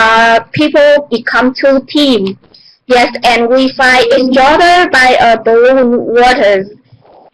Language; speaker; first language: English; non-native, learner; Vietnamese